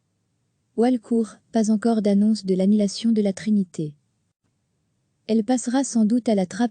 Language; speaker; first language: French; native; French